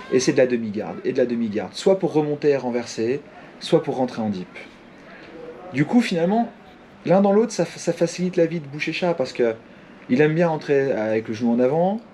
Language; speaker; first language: French; native; French